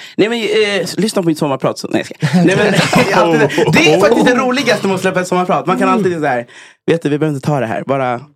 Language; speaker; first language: Swedish; early bilingual, other home language; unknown